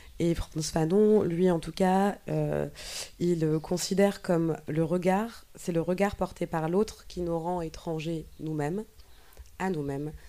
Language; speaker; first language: French; native; French